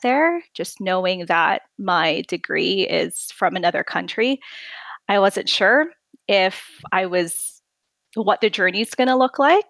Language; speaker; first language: English; non-native, local second language; Filipino